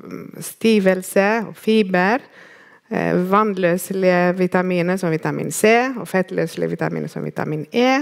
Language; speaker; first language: Norwegian; non-native, fluent; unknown